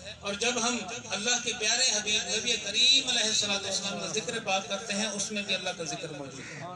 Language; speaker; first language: Urdu; non-native, local second language; Punjabi